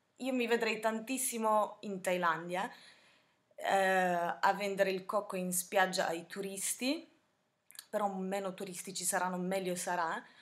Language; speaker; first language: Italian; non-native, fluent; Slovak